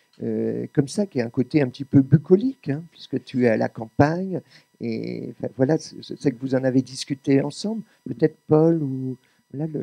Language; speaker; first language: French; native; French